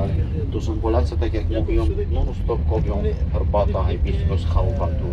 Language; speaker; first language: Polish; non-native, learner; Arabic